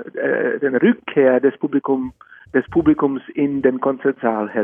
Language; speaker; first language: German; non-native, fluent; Czech